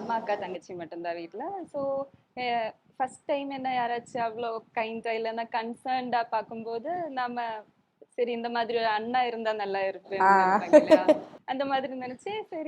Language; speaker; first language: Tamil; non-native, local second language; Malayalam